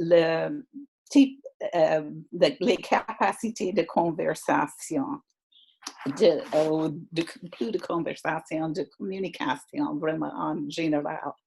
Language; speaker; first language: French; non-native, fluent; English